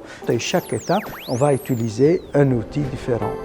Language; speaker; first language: French; native; French